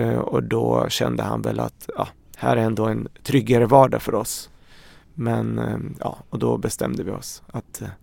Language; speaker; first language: Swedish; early bilingual, other home language; Arabic